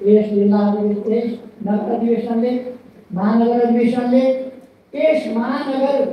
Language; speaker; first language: Nepali; native; Nepali